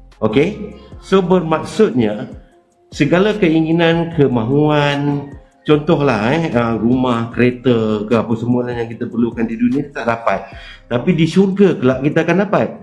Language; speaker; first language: Malay; native; Malay